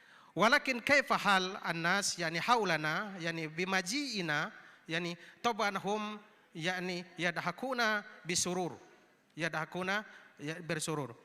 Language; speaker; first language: Arabic; non-native, fluent; Indonesian